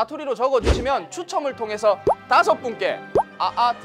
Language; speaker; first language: Korean; native; Korean